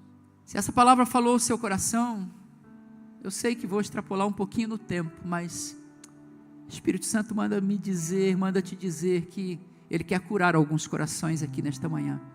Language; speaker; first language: Portuguese; native; Portuguese